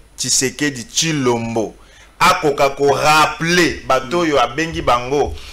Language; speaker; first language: Lingala; native; Lingala